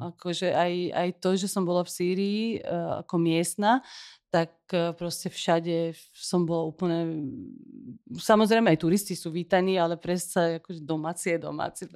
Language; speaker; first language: Slovak; early bilingual, heritage; Slovak